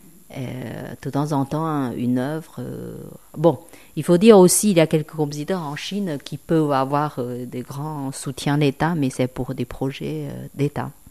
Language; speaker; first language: French; non-native, fluent; Chinese